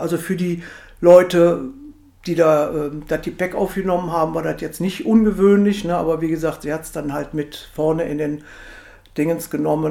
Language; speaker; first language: German; native; German